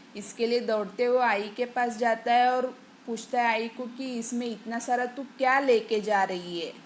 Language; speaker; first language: Hindi; non-native, local second language; Marathi